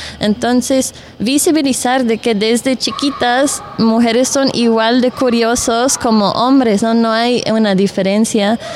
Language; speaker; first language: Spanish; non-native, fluent; Dutch